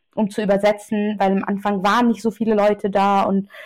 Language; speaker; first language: German; native; German